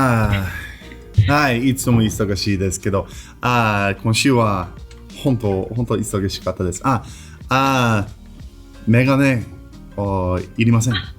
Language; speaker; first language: Japanese; non-native, learner; English